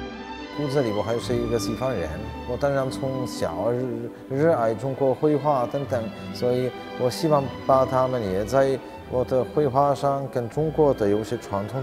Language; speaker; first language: Chinese; non-native, fluent; Czech